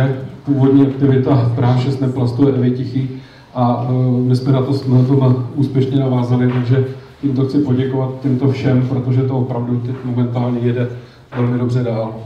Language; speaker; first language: Czech; native; Czech